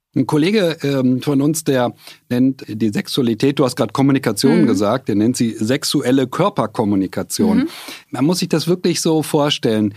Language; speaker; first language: German; native; German